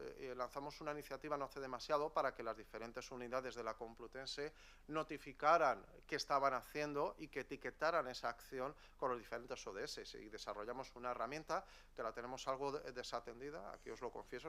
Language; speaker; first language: Spanish; native; Spanish